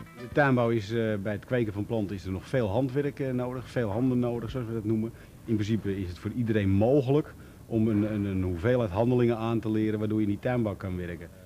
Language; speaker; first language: Dutch; native; Dutch